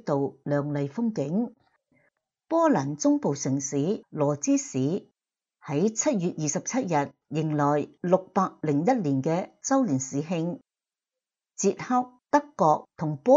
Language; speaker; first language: Chinese; non-native, local second language; Cantonese